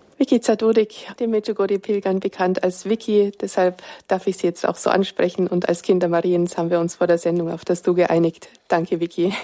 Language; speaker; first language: German; native; German